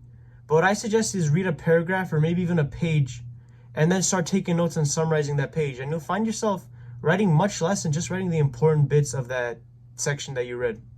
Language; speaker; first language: English; native; English